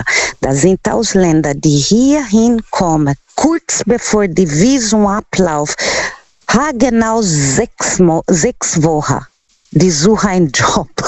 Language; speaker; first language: German; non-native, learner; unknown